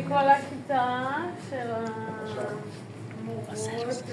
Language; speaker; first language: Hebrew; non-native, learner; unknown